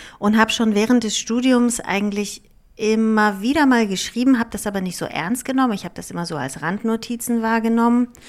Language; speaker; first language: German; early bilingual, other home language; Greek